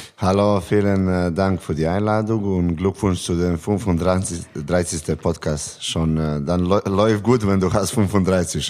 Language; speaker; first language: German; non-native, learner; Serbian